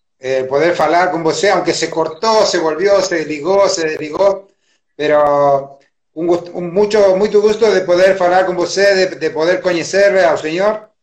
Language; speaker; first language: Portuguese; non-native, learner; Spanish